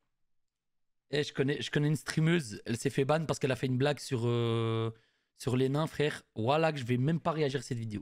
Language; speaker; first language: French; native; French